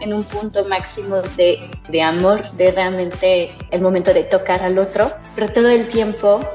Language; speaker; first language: Spanish; non-native, fluent; French